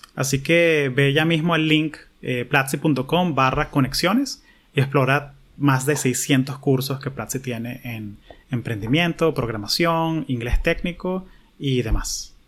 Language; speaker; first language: Spanish; early bilingual, heritage; Spanish